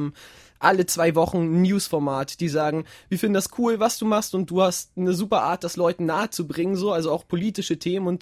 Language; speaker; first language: German; native; German